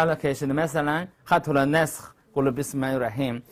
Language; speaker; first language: Arabic; non-native, learner; Chinese